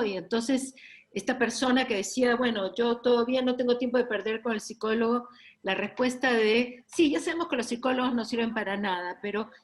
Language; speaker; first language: Spanish; native; Spanish